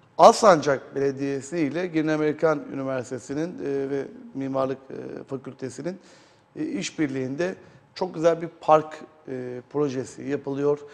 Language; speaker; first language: Turkish; native; Turkish